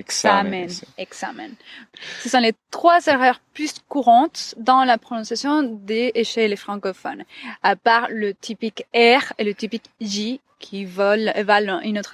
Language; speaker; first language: French; non-native, fluent; Spanish